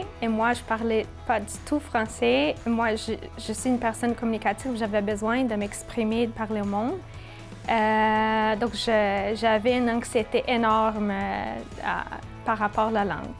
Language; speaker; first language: French; non-native, fluent; Portuguese